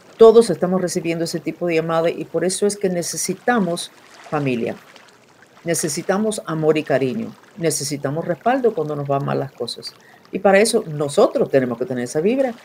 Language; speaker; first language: Spanish; non-native, fluent; English